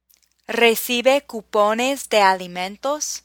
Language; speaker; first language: Spanish; non-native, fluent; English